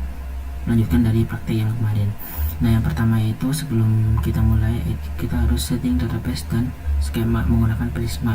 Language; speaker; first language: Indonesian; native; Indonesian